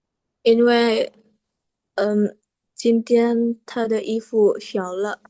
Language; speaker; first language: Chinese; non-native, learner; Indonesian